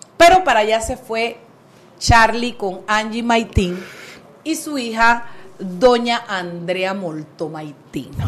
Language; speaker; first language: Spanish; native; Spanish